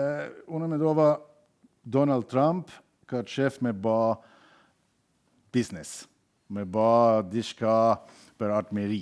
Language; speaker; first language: Albanian; non-native, learner; German